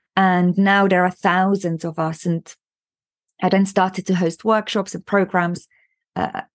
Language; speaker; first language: English; non-native, fluent; German